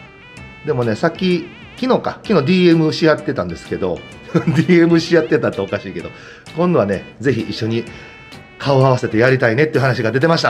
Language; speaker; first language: Japanese; native; Japanese